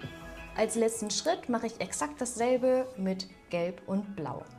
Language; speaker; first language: German; native; German